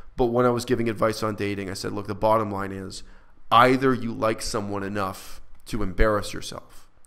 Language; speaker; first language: English; native; English